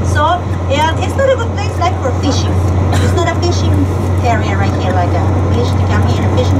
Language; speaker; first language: English; non-native, fluent; Spanish